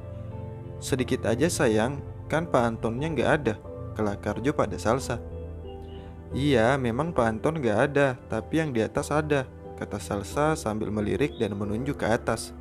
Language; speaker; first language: Indonesian; native; Indonesian